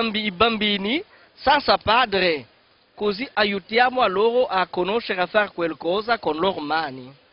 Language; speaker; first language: Italian; non-native, fluent; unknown